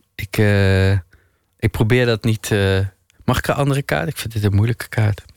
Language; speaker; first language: Dutch; native; Dutch